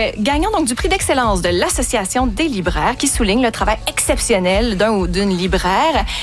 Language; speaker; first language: French; native; French